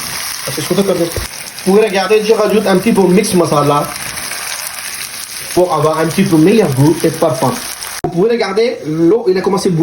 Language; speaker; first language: French; non-native, learner; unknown